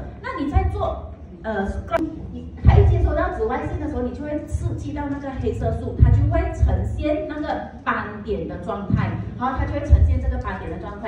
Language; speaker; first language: Chinese; native; Chinese